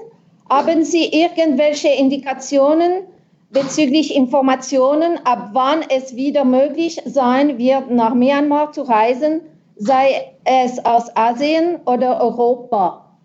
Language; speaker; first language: German; non-native, local second language; French